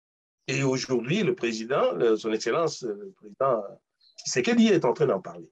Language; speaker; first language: French; non-native, local second language; Luba-Lulua